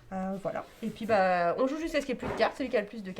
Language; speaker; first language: French; native; French